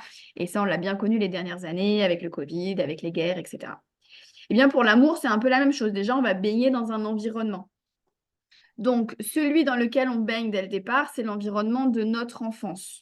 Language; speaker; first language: French; native; French